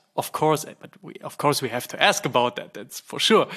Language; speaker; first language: English; non-native, fluent; German